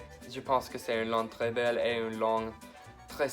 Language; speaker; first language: French; non-native, learner; English